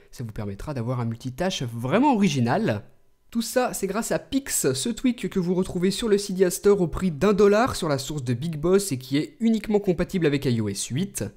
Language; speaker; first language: French; native; French